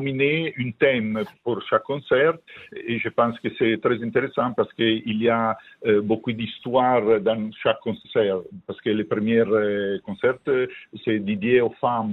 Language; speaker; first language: French; non-native, learner; Italian